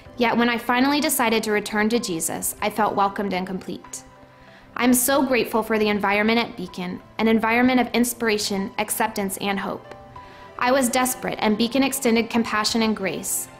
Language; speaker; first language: English; native; English